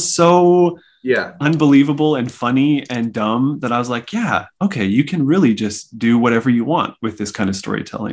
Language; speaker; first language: English; native; English